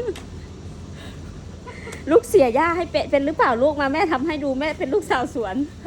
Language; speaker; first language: Thai; native; Thai